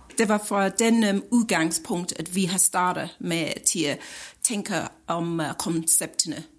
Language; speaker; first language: Danish; non-native, fluent; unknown